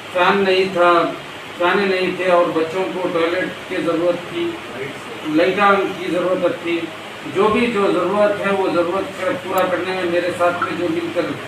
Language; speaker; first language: Urdu; native; Urdu